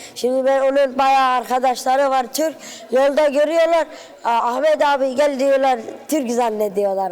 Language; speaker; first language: Turkish; early bilingual, other home language; Arabic